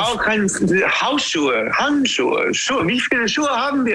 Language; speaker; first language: German; non-native, learner; English